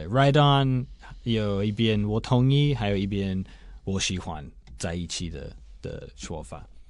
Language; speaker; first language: Chinese; non-native, fluent; English